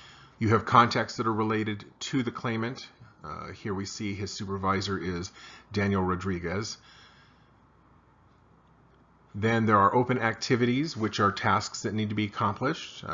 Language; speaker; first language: English; native; English